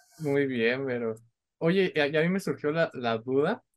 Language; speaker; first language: Spanish; native; Spanish